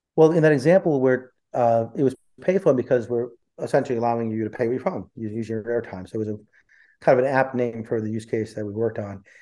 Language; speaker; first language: English; early bilingual, other home language; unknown